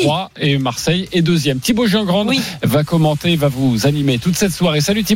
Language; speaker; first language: French; native; French